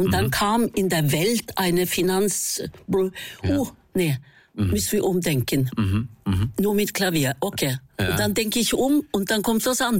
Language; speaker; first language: German; non-native, fluent; Norwegian